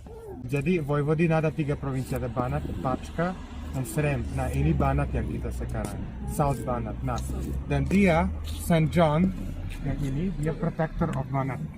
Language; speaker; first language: Indonesian; non-native, fluent; Serbian